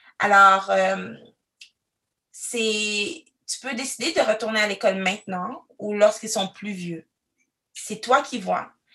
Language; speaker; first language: French; early bilingual, other home language; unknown